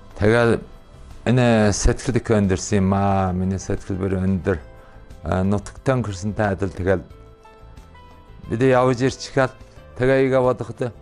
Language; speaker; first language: Mongolian; native; Mongolian